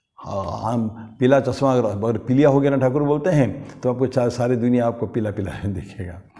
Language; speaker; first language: Hindi; non-native, local second language; Bangla